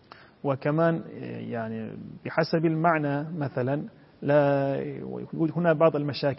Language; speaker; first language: Arabic; non-native, fluent; Turkish